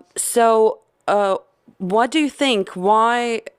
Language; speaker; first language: English; non-native, fluent; Latvian